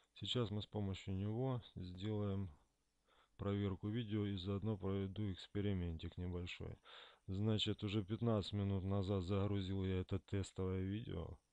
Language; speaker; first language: Russian; native; Russian